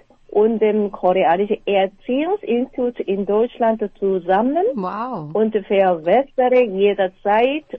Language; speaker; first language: German; non-native, fluent; Korean